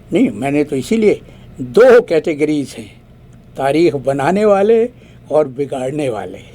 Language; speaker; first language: Urdu; native; Urdu